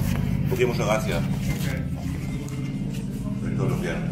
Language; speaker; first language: Spanish; non-native, learner; German